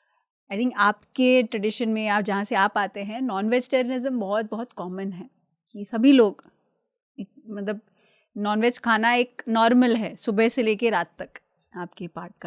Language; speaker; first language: Hindi; native; Hindi